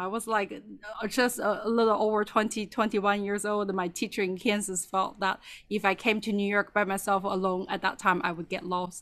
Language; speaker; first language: English; non-native, fluent; Chinese